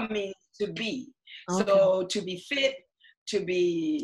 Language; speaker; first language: English; non-native, local second language; Akan